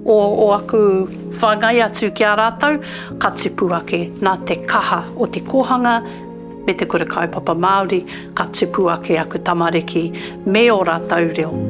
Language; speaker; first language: Māori; non-native, local second language; English